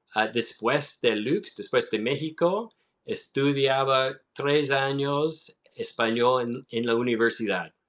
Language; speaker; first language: Spanish; non-native, learner; English